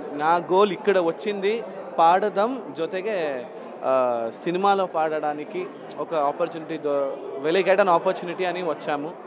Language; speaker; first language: Telugu; non-native, learner; Kannada